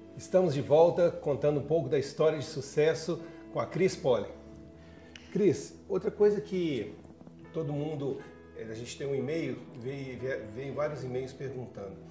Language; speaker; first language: Portuguese; native; Portuguese